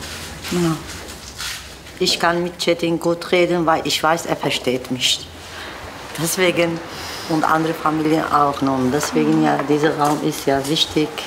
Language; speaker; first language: German; non-native, learner; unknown